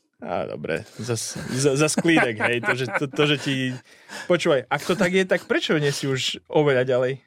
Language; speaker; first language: Slovak; native; Slovak